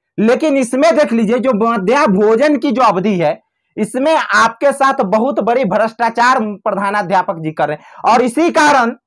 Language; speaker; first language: Hindi; native; Hindi